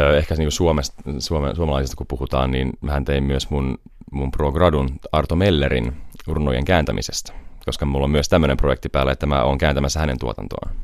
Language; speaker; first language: Finnish; early bilingual, heritage; Finnish